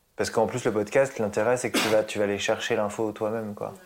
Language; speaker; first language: French; native; French